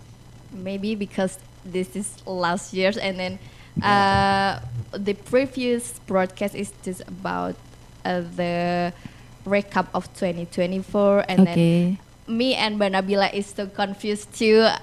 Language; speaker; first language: English; non-native, learner; Indonesian